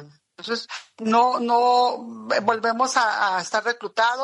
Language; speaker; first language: Spanish; native; Spanish